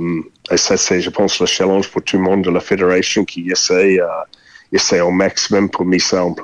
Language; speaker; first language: French; non-native, fluent; English